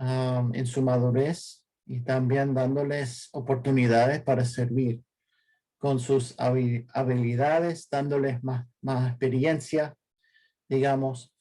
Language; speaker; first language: Spanish; non-native, fluent; English